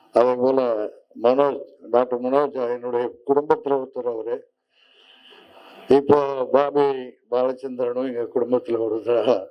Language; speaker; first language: Tamil; native; Tamil